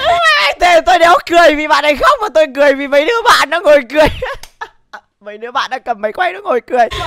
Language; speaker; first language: Vietnamese; native; Vietnamese